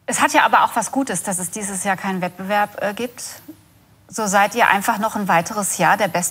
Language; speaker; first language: German; native; German